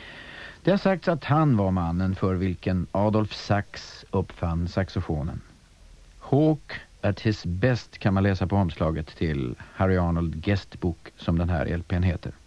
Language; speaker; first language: Swedish; native; Swedish